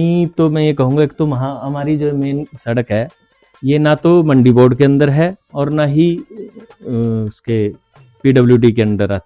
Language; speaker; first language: Hindi; native; Hindi